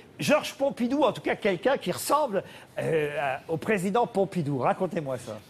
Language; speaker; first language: French; native; French